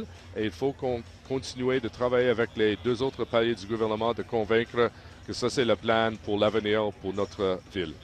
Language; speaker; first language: French; non-native, local second language; English